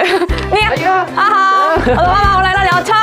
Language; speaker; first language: Chinese; non-native, learner; Korean